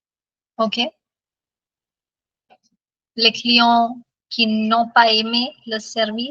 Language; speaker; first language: French; non-native, fluent; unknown